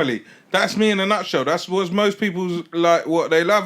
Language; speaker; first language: English; native; English